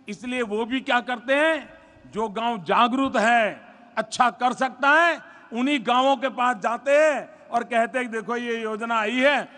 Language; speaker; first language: Hindi; non-native, local second language; Gujarati